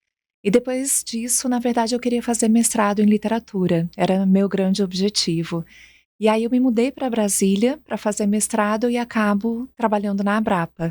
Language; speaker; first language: Portuguese; native; Portuguese